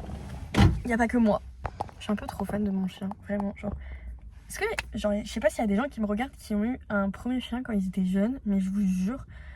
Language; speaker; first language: French; native; French